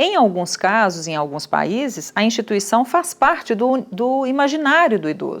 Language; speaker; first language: Portuguese; native; Portuguese